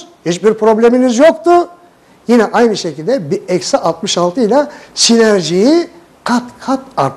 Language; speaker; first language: Turkish; native; Turkish